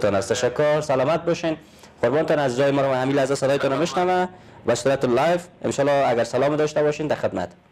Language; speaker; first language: Persian; native; Persian